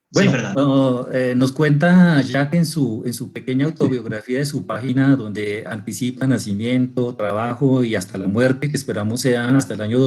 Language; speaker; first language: Spanish; native; Spanish